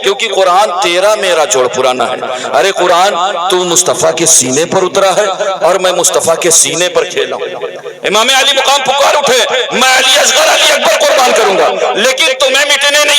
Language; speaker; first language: Urdu; native; Urdu